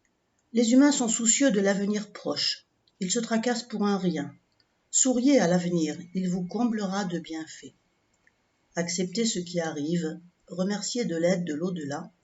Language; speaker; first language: French; native; French